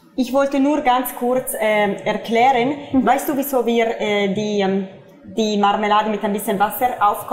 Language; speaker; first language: German; non-native, fluent; Italian